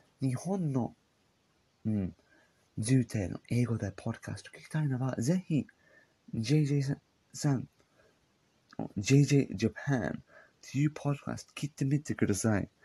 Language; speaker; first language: Japanese; non-native, learner; English